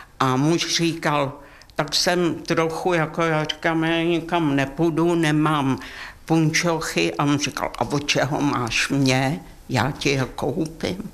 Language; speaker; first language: Czech; native; Czech